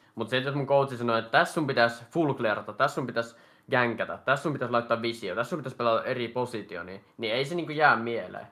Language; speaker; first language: Finnish; native; Finnish